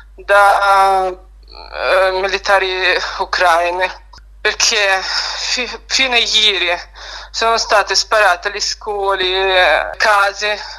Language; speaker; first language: Italian; non-native, learner; Ukrainian